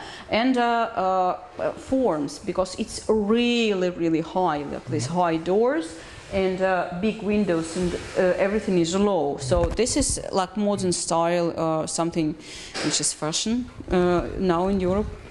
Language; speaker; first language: English; non-native, fluent; Russian